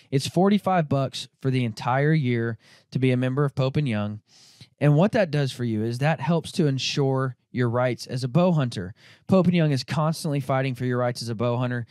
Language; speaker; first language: English; native; English